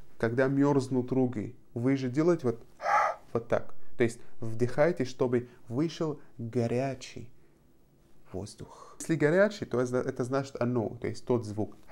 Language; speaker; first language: Russian; non-native, fluent; Arabic